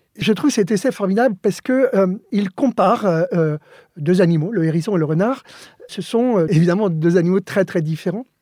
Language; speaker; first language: French; early bilingual, other home language; Spanish